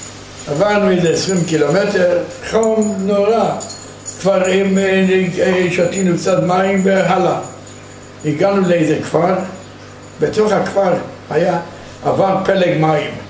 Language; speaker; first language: Hebrew; non-native, fluent; Yiddish